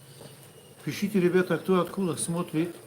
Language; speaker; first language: Russian; non-native, learner; Tajik